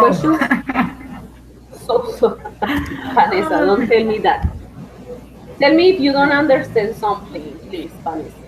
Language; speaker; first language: English; non-native, fluent; Spanish